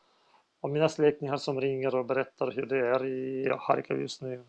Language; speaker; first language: Swedish; non-native, fluent; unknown